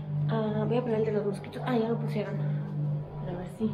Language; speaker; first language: Spanish; native; Spanish